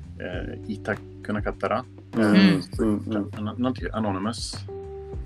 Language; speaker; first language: Japanese; non-native, learner; Swedish